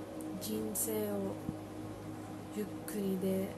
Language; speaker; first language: Japanese; non-native, learner; Filipino